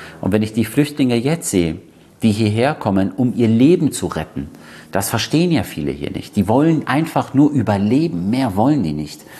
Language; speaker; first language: German; early bilingual, other home language; Persian